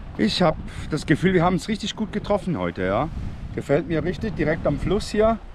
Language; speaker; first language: German; early bilingual, other home language; Portuguese